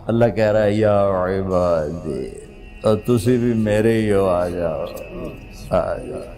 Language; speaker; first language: Urdu; non-native, local second language; Punjabi